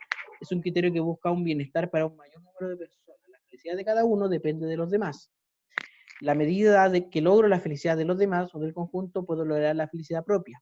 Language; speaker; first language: Spanish; native; Spanish